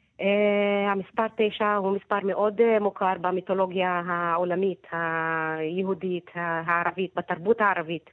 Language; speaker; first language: Hebrew; non-native, local second language; Arabic